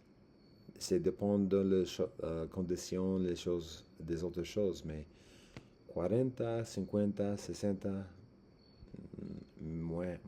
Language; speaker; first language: French; non-native, learner; English